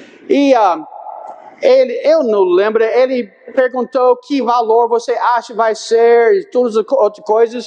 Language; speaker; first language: Portuguese; non-native, fluent; English